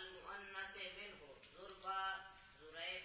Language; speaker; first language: Arabic; non-native, learner; Punjabi